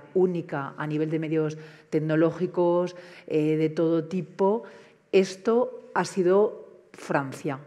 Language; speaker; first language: Spanish; native; Spanish